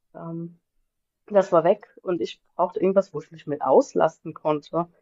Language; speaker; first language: German; native; German